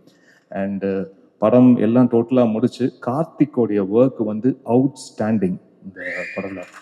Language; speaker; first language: Tamil; native; Tamil